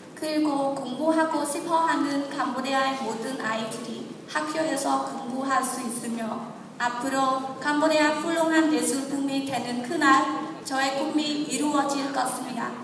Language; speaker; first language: Korean; non-native, learner; Khmer